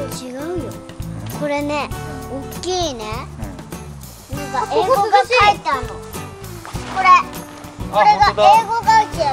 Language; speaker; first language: Japanese; early bilingual, heritage; Japanese